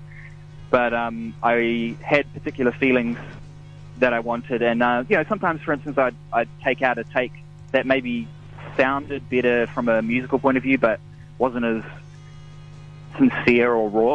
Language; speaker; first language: English; native; English